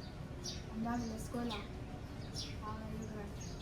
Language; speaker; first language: Spanish; non-native, learner; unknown